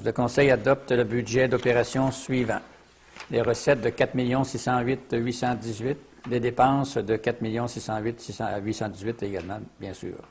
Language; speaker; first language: French; native; French